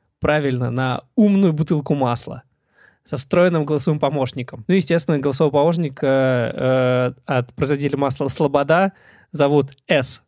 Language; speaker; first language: Russian; native; Russian